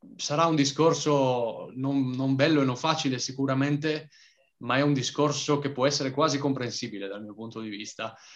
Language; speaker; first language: Italian; native; Italian